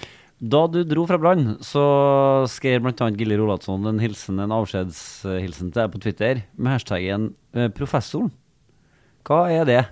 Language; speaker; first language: Norwegian; native; Norwegian